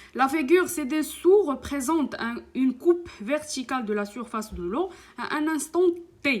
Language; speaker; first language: French; non-native, local second language; Arabic